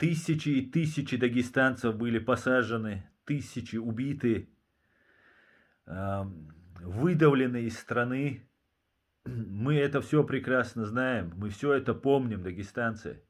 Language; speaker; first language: Russian; non-native, local second language; Chechen